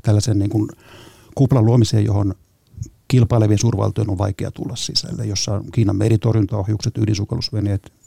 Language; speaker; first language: Finnish; native; Finnish